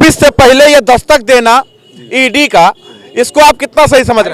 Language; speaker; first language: Hindi; native; Hindi